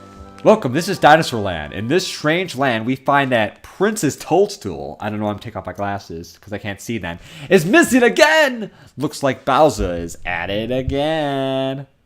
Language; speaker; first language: English; native; English